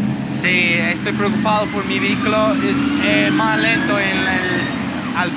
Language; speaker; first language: Spanish; non-native, learner; English